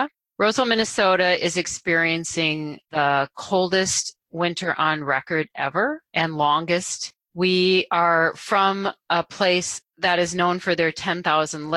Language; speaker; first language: English; native; English